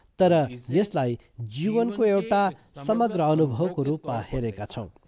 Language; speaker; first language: Nepali; native; Nepali